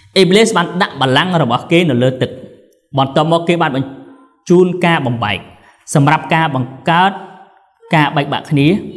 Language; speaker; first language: Khmer; non-native, local second language; Eastern Cham